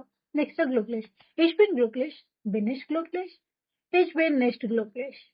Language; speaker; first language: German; non-native, fluent; Hindi